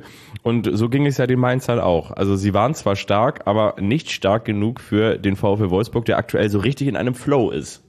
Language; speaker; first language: German; native; German